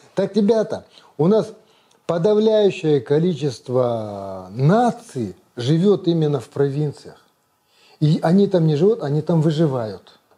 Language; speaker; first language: Russian; non-native, local second language; Kazakh